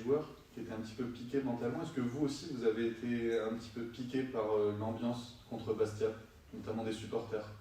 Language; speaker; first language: French; native; French